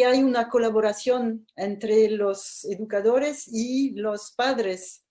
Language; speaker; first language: Spanish; non-native, fluent; French